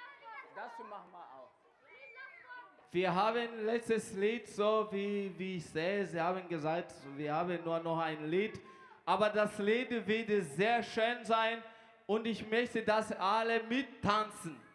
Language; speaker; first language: German; non-native, fluent; Kinyarwanda